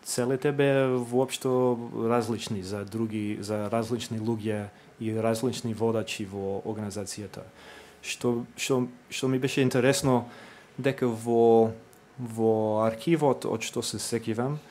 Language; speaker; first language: Macedonian; non-native, fluent; English